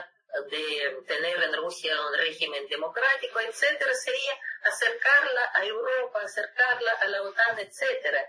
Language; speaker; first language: Spanish; non-native, fluent; Russian